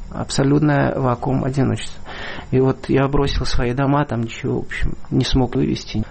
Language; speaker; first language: Russian; native; Russian